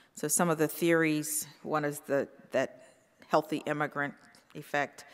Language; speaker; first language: English; native; English